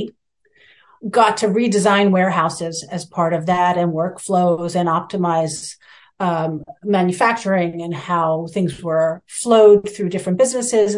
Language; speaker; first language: English; native; English